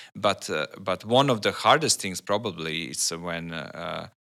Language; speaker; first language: English; non-native, learner; Serbian